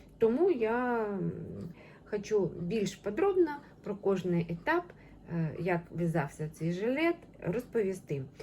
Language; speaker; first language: Ukrainian; non-native, local second language; Russian